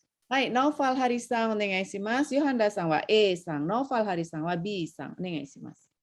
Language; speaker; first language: Japanese; non-native, fluent; Indonesian